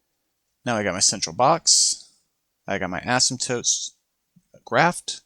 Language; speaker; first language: English; native; English